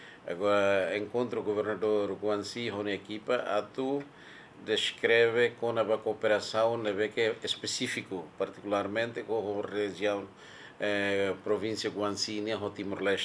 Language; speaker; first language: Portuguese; non-native, local second language; Tetum